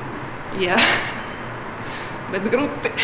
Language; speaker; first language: Latvian; non-native, learner; Russian